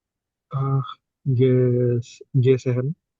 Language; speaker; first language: German; non-native, learner; Indonesian